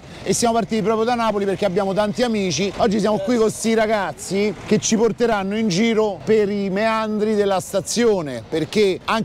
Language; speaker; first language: Italian; native; Italian